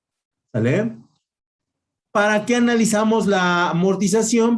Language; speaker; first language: Spanish; native; Spanish